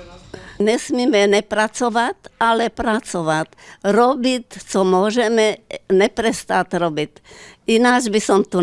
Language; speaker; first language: Slovak; early bilingual, heritage; Slovak